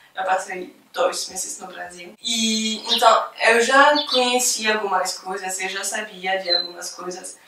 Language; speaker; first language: Portuguese; non-native, fluent; French